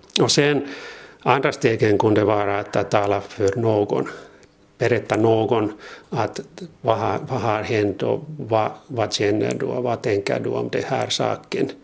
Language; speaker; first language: Swedish; non-native, learner; Finnish